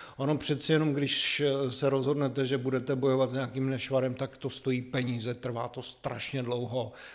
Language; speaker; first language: Czech; native; Czech